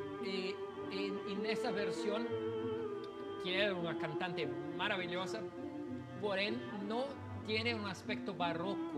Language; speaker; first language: Spanish; non-native, learner; Portuguese